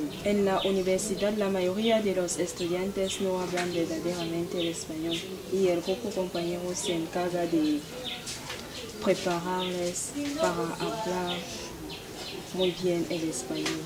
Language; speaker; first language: Spanish; non-native, learner; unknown